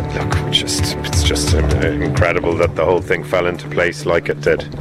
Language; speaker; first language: English; native; English